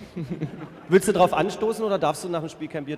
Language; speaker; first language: German; native; German